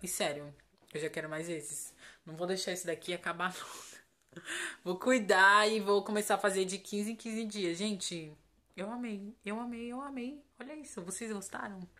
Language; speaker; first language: Portuguese; native; Portuguese